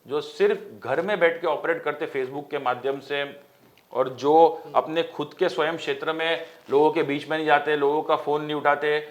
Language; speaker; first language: Hindi; non-native, local second language; Marathi